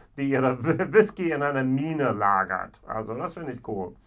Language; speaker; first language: German; non-native, fluent; English